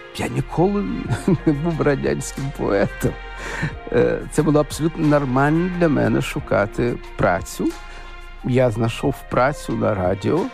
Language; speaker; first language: Ukrainian; non-native, local second language; Russian